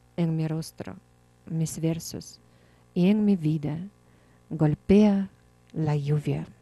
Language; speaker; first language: Spanish; non-native, fluent; Russian